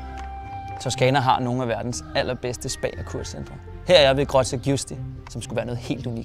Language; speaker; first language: Danish; native; Danish